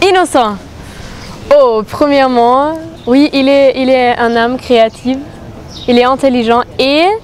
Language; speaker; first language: French; non-native, fluent; German